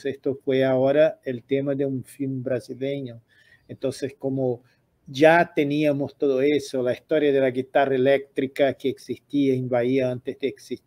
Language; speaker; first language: Portuguese; non-native, fluent; Spanish